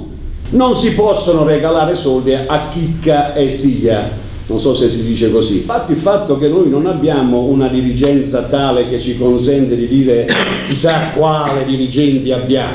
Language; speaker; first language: Italian; native; Italian